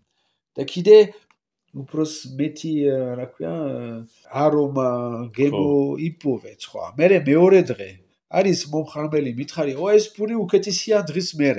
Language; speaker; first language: Georgian; non-native, learner; French